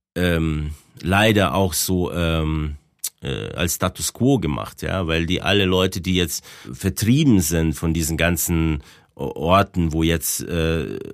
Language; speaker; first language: German; non-native, fluent; Bosnian